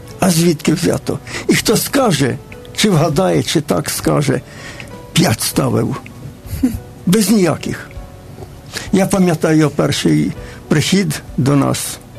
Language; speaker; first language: Ukrainian; native; Ukrainian